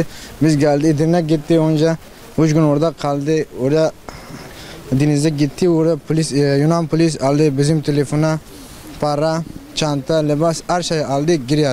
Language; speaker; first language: Turkish; non-native, learner; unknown